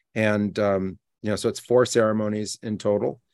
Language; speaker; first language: English; native; English